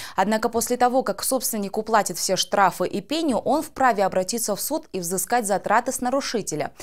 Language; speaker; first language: Russian; non-native, local second language; Kyrgyz